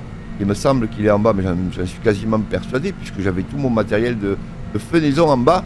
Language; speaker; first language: French; native; French